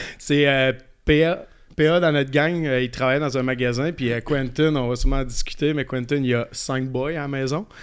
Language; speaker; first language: French; native; French